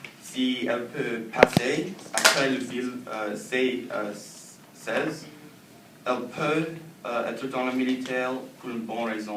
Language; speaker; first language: French; non-native, learner; English